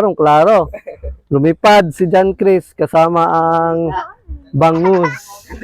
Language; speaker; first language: Filipino; non-native, local second language; Cebuano